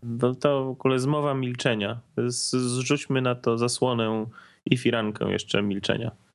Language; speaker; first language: Polish; native; Polish